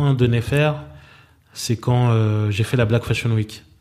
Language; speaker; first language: French; native; French